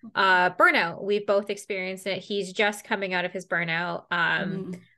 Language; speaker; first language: English; native; English